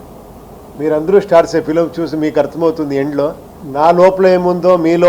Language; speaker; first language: Telugu; non-native, fluent; Kannada